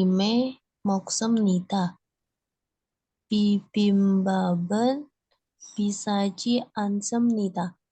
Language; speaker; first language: Korean; non-native, learner; Indonesian